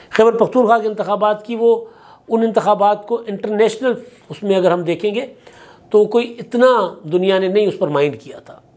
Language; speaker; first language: Urdu; non-native, local second language; Sindhi